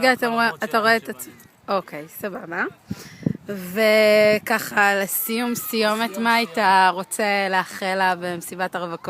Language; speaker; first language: Hebrew; native; Hebrew